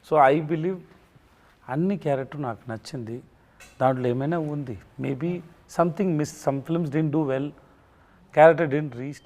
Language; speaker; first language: Telugu; non-native, learner; Tamil